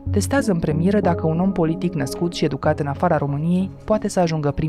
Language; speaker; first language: Romanian; native; Romanian